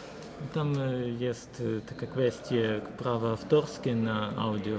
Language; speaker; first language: Polish; non-native, learner; Ukrainian